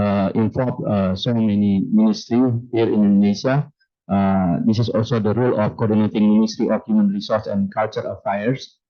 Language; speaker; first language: English; non-native, fluent; Indonesian